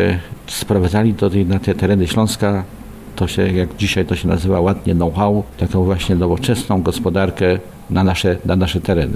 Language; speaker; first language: Polish; native; Polish